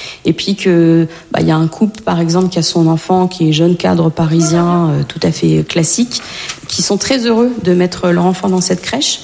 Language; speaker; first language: French; native; French